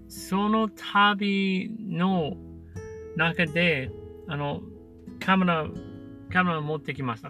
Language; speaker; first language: Japanese; non-native, learner; English